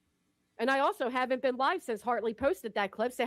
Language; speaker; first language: English; native; English